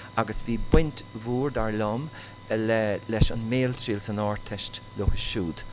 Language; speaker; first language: Irish; native; Irish